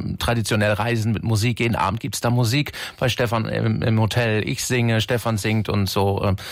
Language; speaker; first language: German; native; German